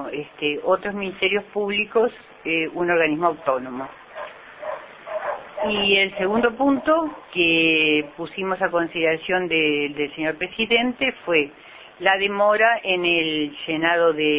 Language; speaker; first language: Spanish; native; Spanish